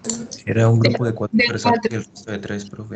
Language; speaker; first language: Spanish; native; Spanish